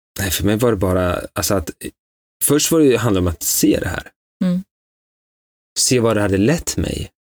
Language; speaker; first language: Swedish; early bilingual, other home language; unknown